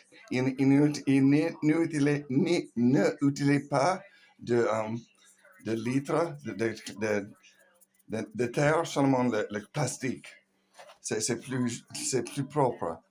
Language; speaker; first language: French; non-native, learner; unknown